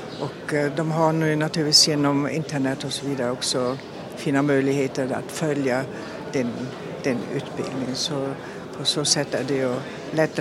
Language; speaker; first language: Swedish; non-native, fluent; German